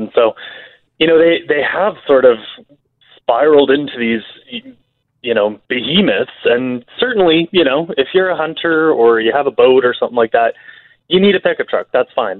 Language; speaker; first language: English; native; English